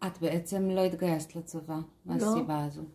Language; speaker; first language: Hebrew; native; Hebrew